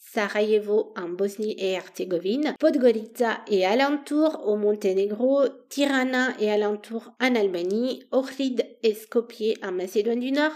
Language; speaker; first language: French; non-native, fluent; Romanian